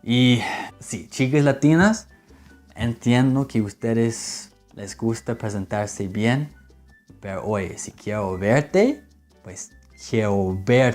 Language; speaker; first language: Spanish; non-native, fluent; English